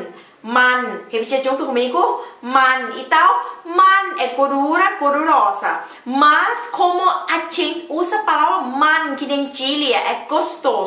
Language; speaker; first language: Portuguese; non-native, learner; Thai